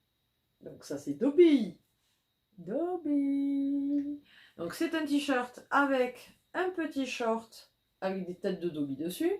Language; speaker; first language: French; native; French